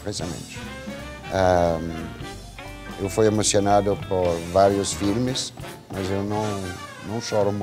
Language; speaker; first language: Portuguese; non-native, fluent; French